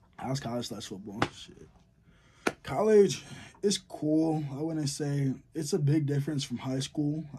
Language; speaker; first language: English; native; English